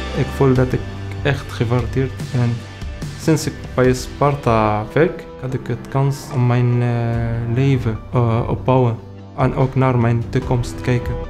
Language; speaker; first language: Dutch; non-native, learner; Arabic